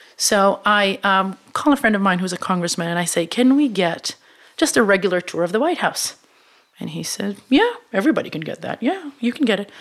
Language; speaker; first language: English; non-native, fluent; Hebrew